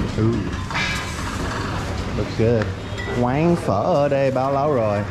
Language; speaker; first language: Vietnamese; non-native, learner; English